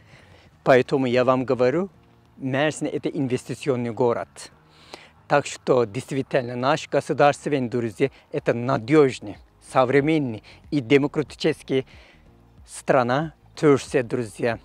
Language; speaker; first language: Russian; non-native, fluent; Turkish